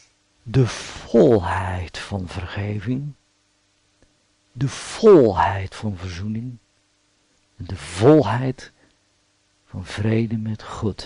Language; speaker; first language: Dutch; native; Dutch